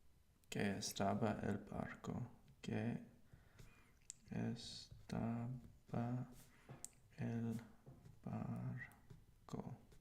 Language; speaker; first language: Spanish; non-native, learner; English